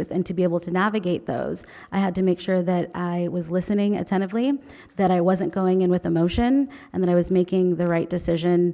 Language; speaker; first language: English; native; English